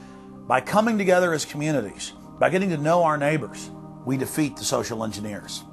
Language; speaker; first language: English; native; English